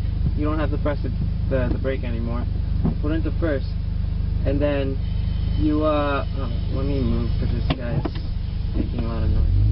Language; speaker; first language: English; native; English